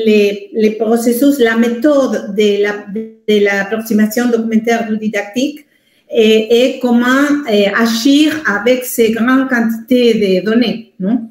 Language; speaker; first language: French; non-native, fluent; Spanish